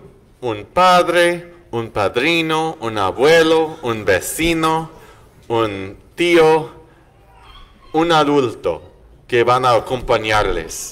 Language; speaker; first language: Spanish; non-native, fluent; English